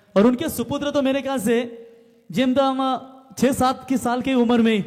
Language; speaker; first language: Hindi; non-native, local second language; Marathi